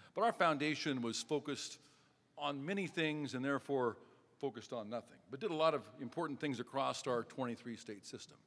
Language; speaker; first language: English; native; English